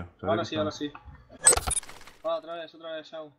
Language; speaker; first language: Spanish; native; Spanish